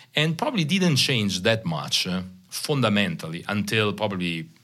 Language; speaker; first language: English; non-native, fluent; Italian